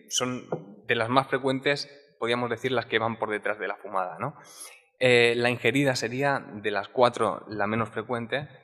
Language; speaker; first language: Spanish; native; Spanish